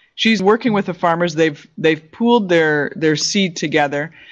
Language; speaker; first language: English; native; English